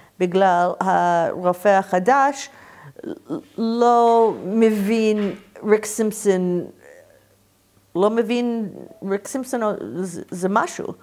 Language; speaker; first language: Hebrew; non-native, learner; English